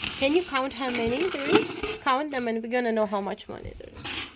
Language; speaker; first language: English; non-native, fluent; Ukrainian